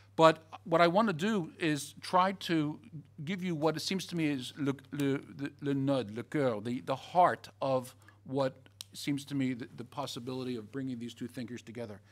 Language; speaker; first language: English; native; English